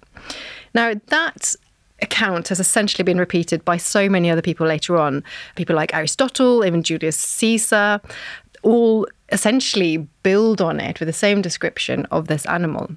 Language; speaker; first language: English; non-native, fluent; Norwegian